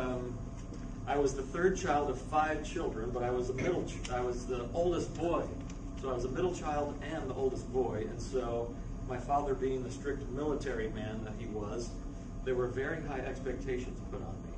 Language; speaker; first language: English; native; English